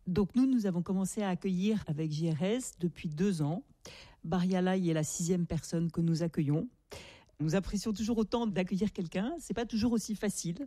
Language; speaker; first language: French; native; French